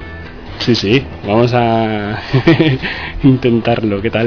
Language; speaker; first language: Spanish; native; Spanish